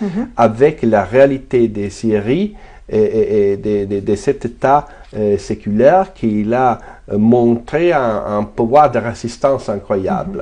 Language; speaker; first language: French; non-native, fluent; Italian